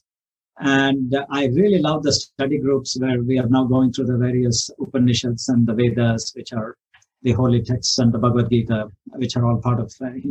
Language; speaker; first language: English; non-native, local second language; Kannada